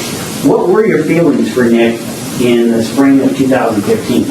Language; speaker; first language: English; native; English